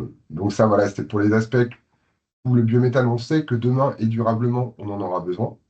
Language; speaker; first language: French; native; French